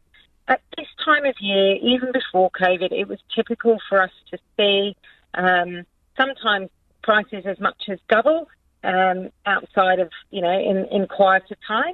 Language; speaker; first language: English; native; English